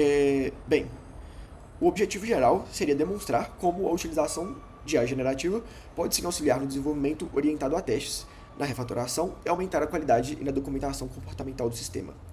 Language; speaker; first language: Portuguese; native; Portuguese